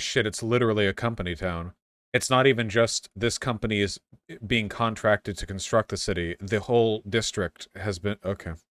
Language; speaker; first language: English; native; English